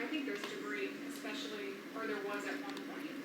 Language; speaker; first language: English; native; English